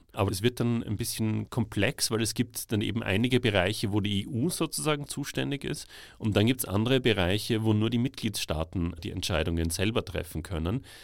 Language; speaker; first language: German; native; German